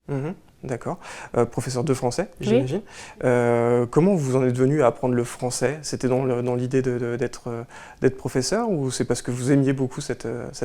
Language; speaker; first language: French; native; French